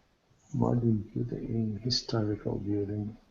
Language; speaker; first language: English; non-native, learner; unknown